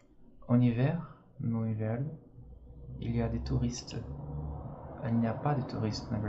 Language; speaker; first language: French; non-native, fluent; Portuguese